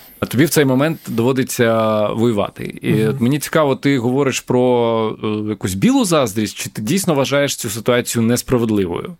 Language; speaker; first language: Ukrainian; native; Ukrainian